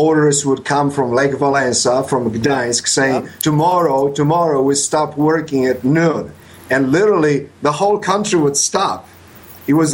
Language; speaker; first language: English; non-native, fluent; Polish